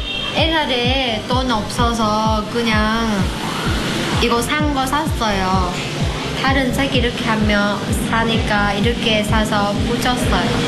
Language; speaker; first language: Korean; non-native, learner; Vietnamese